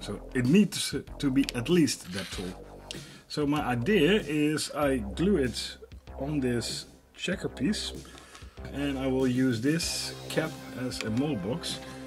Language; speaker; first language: English; non-native, fluent; Dutch